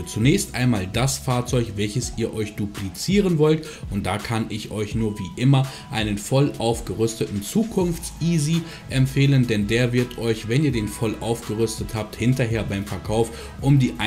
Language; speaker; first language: German; native; German